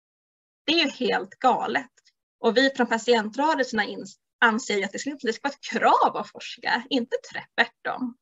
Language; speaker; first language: Swedish; native; Swedish